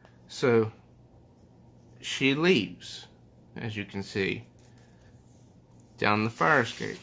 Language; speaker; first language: English; native; English